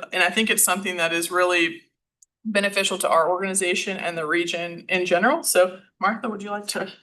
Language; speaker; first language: English; native; English